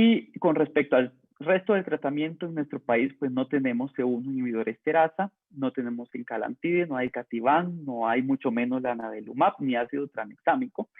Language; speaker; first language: Spanish; native; Spanish